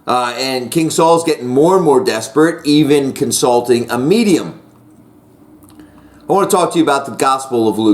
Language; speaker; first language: English; native; English